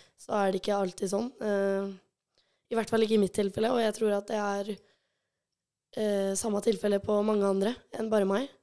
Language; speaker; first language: Norwegian; early bilingual, other home language; Albanian